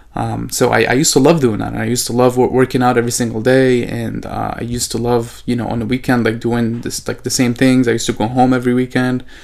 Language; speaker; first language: English; non-native, fluent; Arabic